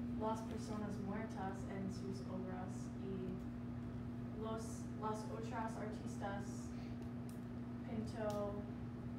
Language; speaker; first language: Spanish; non-native, learner; English